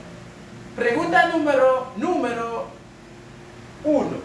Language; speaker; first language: Spanish; non-native, learner; French